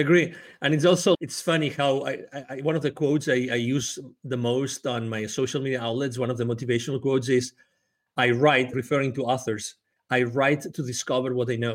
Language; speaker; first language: English; non-native, fluent; Spanish